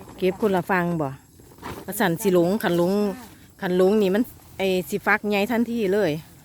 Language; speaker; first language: Thai; native; Thai